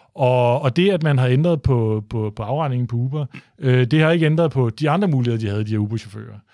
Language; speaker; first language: Danish; native; Danish